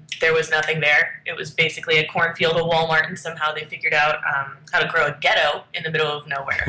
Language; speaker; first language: English; native; English